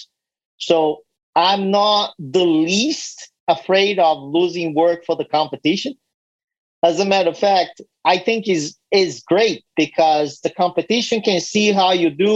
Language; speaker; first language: English; non-native, fluent; Portuguese